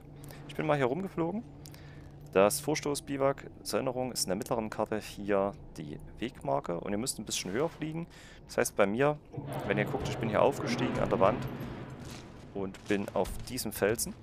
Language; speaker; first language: German; native; German